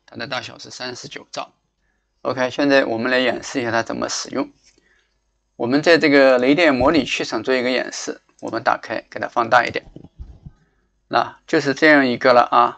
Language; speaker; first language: Chinese; native; Chinese